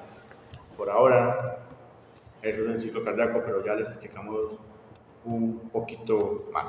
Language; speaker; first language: Spanish; native; Spanish